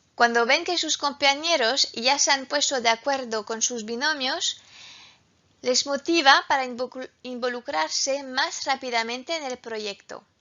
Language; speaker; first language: Spanish; non-native, fluent; French